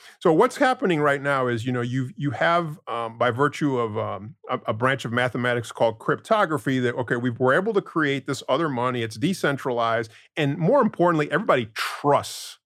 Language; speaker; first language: English; non-native, fluent; Spanish